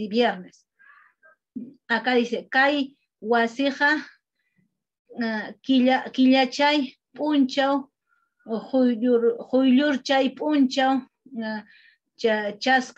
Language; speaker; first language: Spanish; non-native, local second language; Quechua